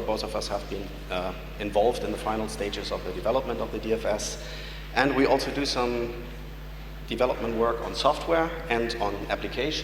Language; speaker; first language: English; non-native, fluent; German